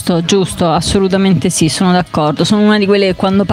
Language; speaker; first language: Italian; native; Italian